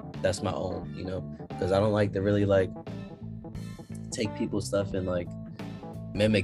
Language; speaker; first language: English; native; English